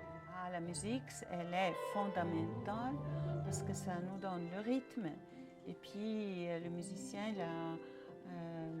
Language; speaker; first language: French; non-native, fluent; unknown